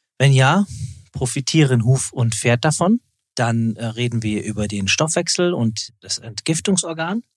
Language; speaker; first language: German; native; German